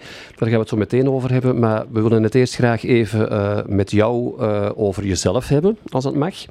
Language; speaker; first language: Dutch; native; Dutch